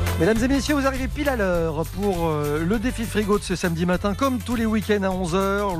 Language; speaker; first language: French; native; French